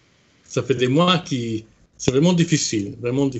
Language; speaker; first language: French; non-native, fluent; Italian